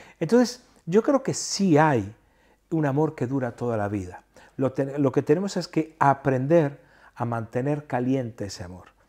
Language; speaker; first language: Spanish; native; Spanish